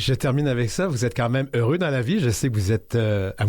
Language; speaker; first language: French; native; French